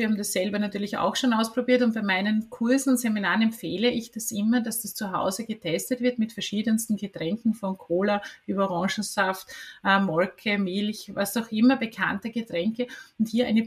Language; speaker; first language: German; native; German